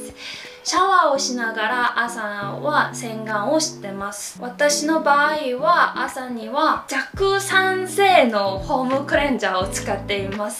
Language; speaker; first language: Japanese; non-native, fluent; Korean